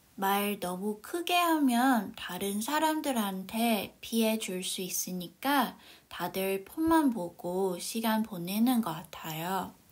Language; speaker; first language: Korean; non-native, fluent; Cantonese